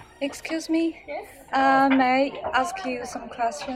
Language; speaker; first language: English; non-native, learner; Chinese